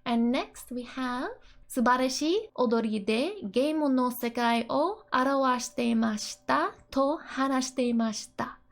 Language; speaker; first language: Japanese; non-native, fluent; English